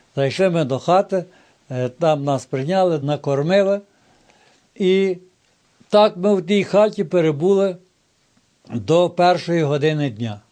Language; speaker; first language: Ukrainian; native; Ukrainian